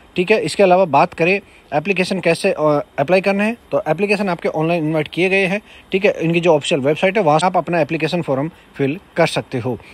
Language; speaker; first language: Hindi; native; Hindi